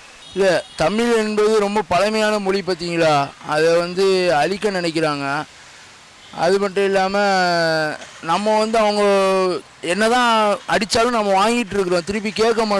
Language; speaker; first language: Tamil; native; Tamil